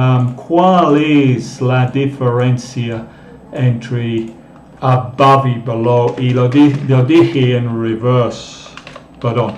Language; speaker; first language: Spanish; non-native, fluent; English